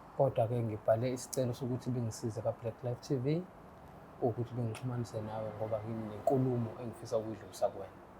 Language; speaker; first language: Zulu; native; Zulu